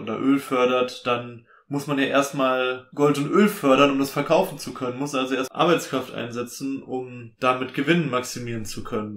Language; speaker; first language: German; native; German